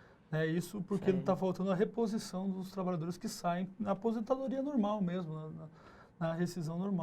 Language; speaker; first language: Portuguese; native; Portuguese